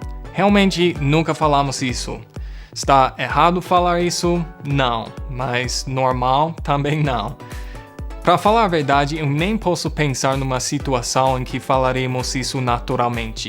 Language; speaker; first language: Portuguese; non-native, fluent; English